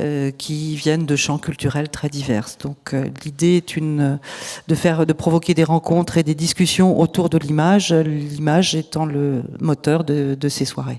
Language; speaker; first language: French; native; French